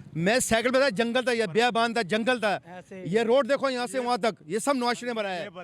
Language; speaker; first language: Urdu; non-native, local second language; Punjabi